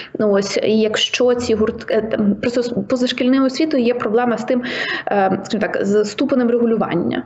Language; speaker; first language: Ukrainian; native; Ukrainian